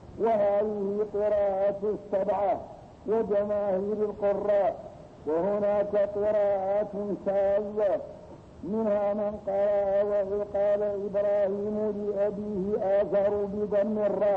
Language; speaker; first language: Arabic; native; Arabic